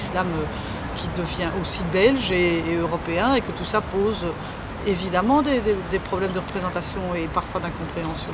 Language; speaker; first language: French; native; French